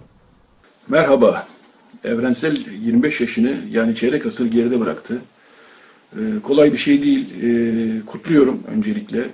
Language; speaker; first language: Turkish; native; Turkish